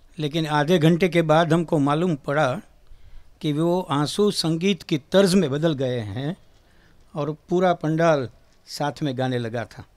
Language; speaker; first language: Hindi; non-native, local second language; Gujarati